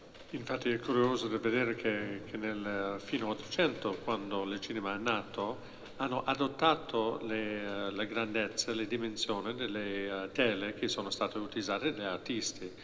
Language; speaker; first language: Italian; non-native, fluent; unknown